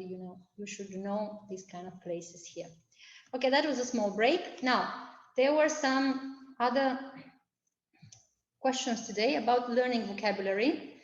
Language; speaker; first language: English; non-native, fluent; Arabic